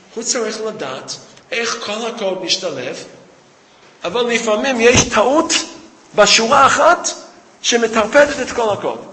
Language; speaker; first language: Hebrew; non-native, fluent; English